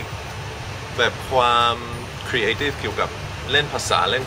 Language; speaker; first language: Thai; non-native, fluent; Dutch